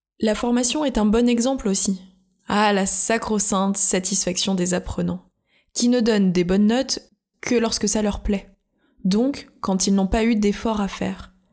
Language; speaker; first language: French; native; French